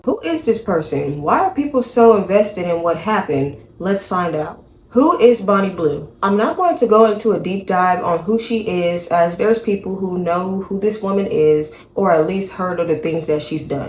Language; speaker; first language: English; native; English